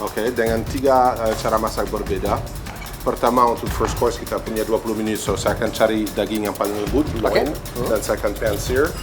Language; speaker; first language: Indonesian; non-native, fluent; English